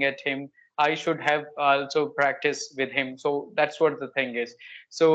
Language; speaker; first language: English; non-native, local second language; Hindi